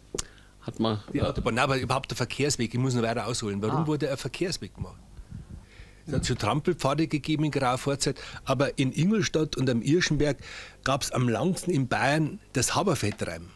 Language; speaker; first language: German; native; German